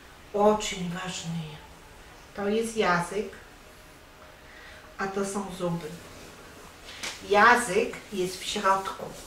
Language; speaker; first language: Polish; non-native, learner; Russian